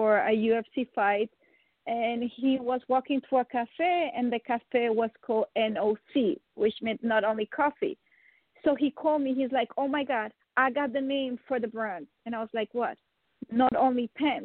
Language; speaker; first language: English; non-native, fluent; Dutch